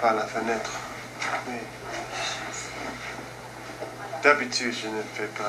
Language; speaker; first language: French; non-native, fluent; English